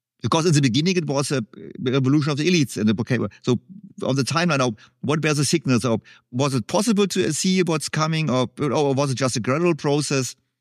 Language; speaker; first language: English; non-native, fluent; German